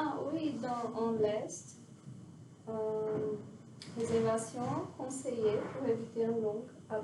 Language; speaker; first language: French; non-native, learner; Portuguese